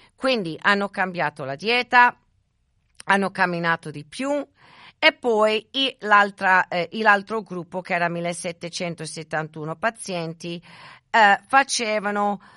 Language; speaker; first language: Italian; early bilingual, other home language; English